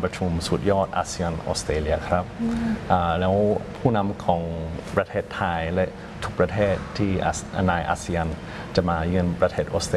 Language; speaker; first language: Thai; non-native, fluent; English